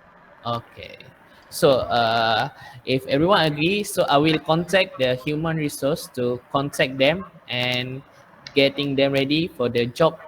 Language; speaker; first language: English; non-native, learner; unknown